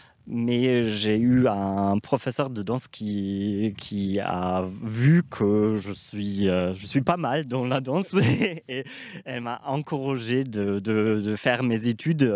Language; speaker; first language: French; non-native, fluent; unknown